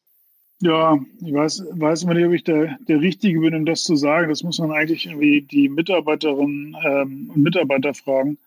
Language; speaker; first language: German; native; German